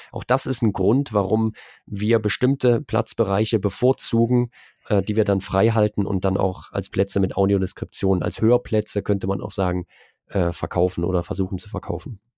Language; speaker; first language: German; native; German